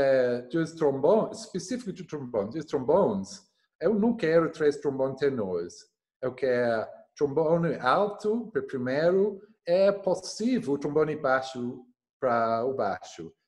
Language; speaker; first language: Portuguese; non-native, learner; English